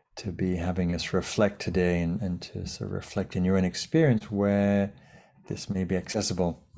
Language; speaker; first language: English; native; English